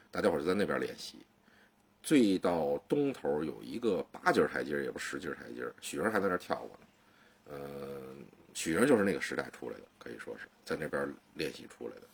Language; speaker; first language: Chinese; native; Chinese